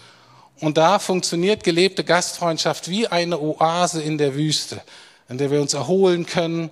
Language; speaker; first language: German; native; German